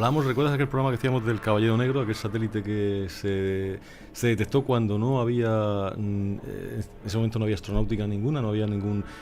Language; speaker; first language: Spanish; native; Spanish